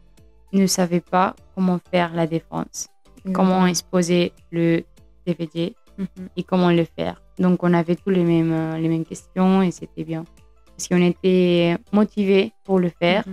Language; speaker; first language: French; non-native, fluent; Spanish